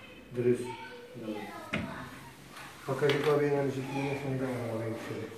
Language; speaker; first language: Russian; non-native, local second language; Tatar